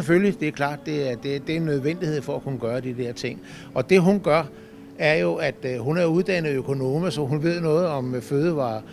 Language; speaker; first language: Danish; native; Danish